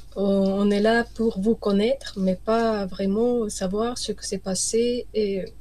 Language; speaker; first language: French; non-native, fluent; Ukrainian